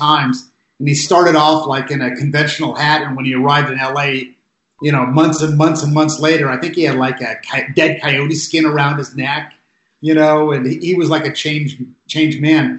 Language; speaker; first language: English; native; English